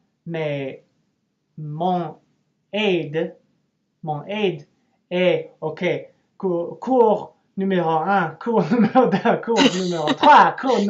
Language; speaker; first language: French; non-native, learner; English